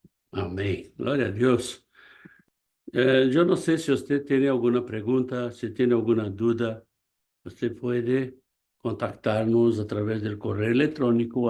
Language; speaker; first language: Spanish; non-native, fluent; Portuguese